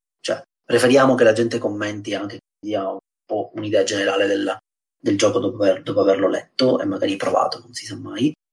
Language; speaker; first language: Italian; native; Italian